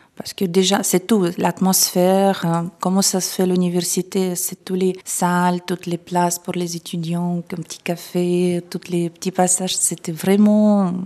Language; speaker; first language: French; non-native, fluent; Russian